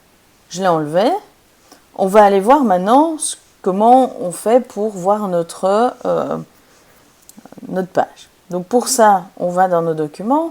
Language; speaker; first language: French; native; French